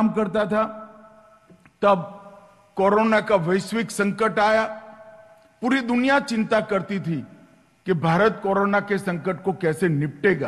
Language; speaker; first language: Hindi; non-native, local second language; Gujarati